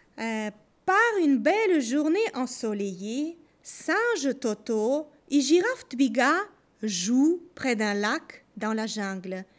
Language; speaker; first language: French; non-native, fluent; Russian